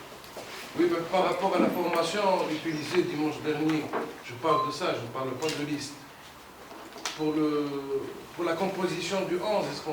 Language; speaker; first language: French; non-native, local second language; Arabic